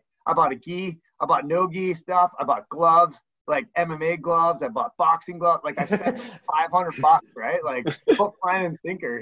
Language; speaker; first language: English; native; English